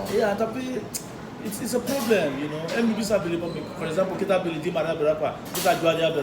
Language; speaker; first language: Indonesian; non-native, fluent; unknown